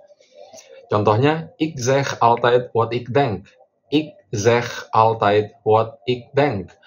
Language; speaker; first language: Dutch; non-native, fluent; Indonesian